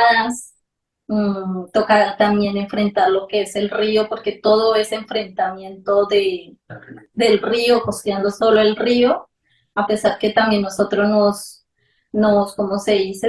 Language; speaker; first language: Spanish; native; Spanish